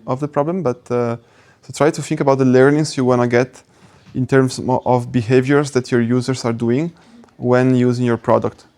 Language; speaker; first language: English; non-native, fluent; Italian